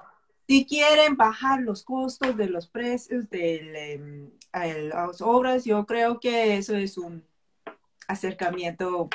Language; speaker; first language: Spanish; non-native, fluent; Korean